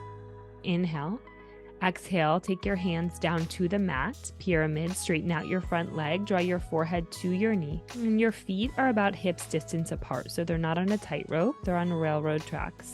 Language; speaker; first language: English; native; English